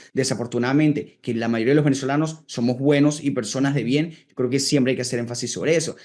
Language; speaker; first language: Spanish; native; Spanish